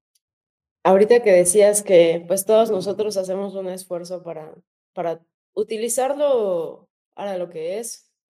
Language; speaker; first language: Spanish; native; Spanish